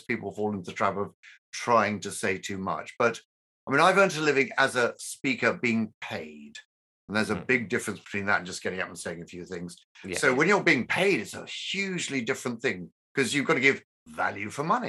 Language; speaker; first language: English; native; English